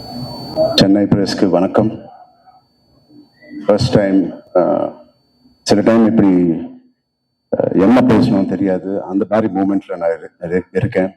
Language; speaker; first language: Tamil; non-native, local second language; Telugu